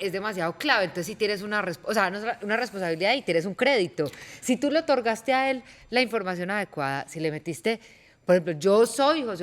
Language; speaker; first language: Spanish; native; Spanish